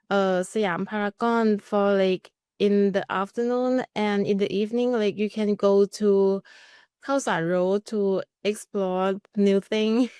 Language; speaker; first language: English; non-native, learner; Thai